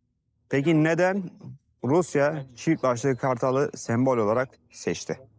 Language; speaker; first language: Turkish; native; Turkish